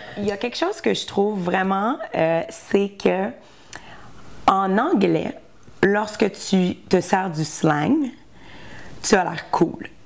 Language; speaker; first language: French; early bilingual, heritage; French